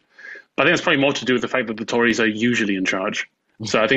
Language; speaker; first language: English; native; English